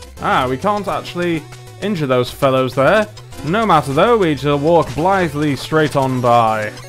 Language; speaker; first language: English; native; English